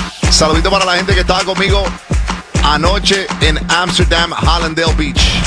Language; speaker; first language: Spanish; native; Spanish